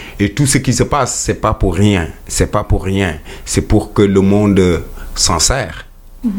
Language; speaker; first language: French; non-native, local second language; Wolof